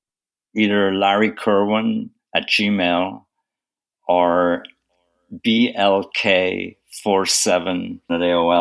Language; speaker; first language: English; native; English